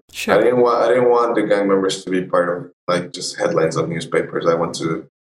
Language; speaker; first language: English; non-native, fluent; Spanish